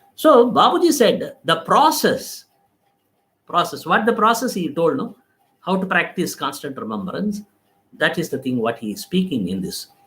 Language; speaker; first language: English; non-native, local second language; Telugu